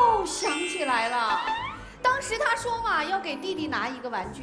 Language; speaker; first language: Chinese; native; Chinese